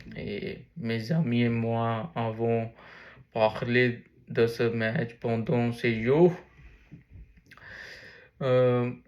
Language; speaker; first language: French; non-native, learner; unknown